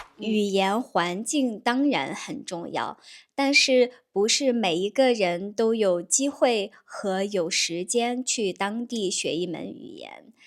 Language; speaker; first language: Chinese; native; Chinese